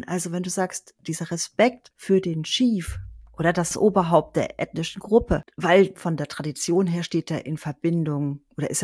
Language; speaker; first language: German; native; German